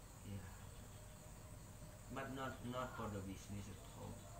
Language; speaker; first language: English; non-native, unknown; Indonesian